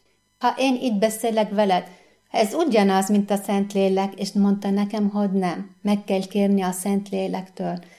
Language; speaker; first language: Hungarian; non-native, fluent; Arabic